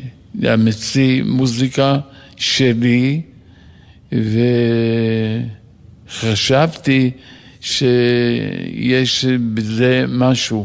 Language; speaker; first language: Hebrew; non-native, fluent; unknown